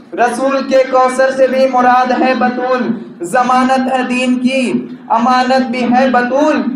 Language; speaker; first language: Urdu; native; Urdu